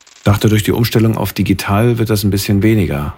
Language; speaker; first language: German; native; German